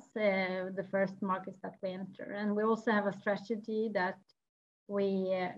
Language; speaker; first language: English; non-native, fluent; Swedish